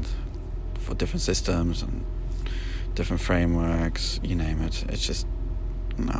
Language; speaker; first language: English; non-native, fluent; German